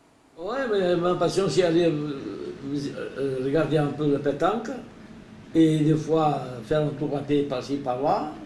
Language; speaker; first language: French; non-native, learner; Portuguese